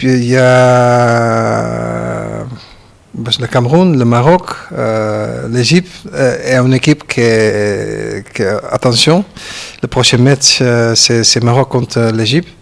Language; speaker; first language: French; non-native, learner; Dutch